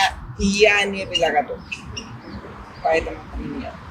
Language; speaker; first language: Russian; non-native, fluent; Spanish